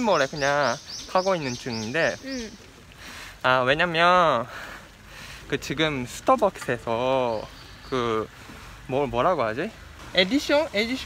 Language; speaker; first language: Korean; non-native, fluent; Japanese